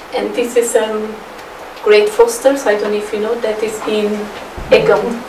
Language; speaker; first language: English; non-native, fluent; Turkish